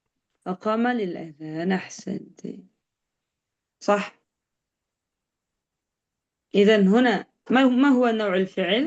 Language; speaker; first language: Arabic; non-native, fluent; Indonesian